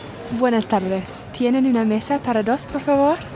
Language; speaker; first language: Spanish; non-native, fluent; English